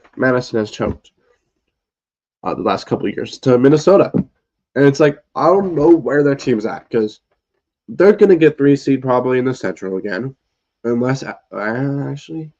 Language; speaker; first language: English; native; English